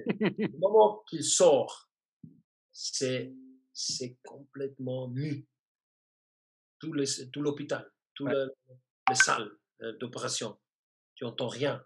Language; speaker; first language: French; non-native, fluent; German